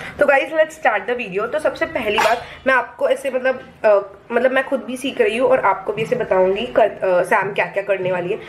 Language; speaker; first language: Hindi; non-native, local second language; Marathi